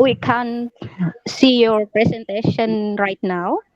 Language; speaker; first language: English; non-native, learner; Indonesian